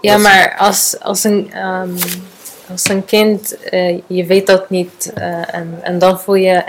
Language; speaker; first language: Dutch; non-native, learner; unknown